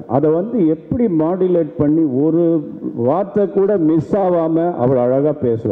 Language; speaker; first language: Tamil; native; Tamil